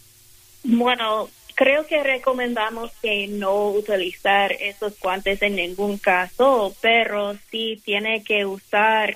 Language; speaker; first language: Spanish; non-native, fluent; English